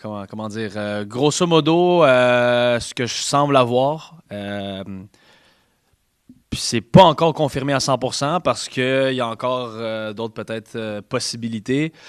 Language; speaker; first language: French; native; French